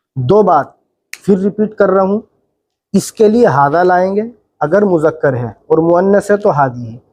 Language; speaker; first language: Urdu; native; Urdu